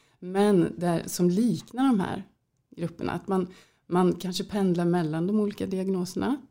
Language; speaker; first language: Swedish; native; Swedish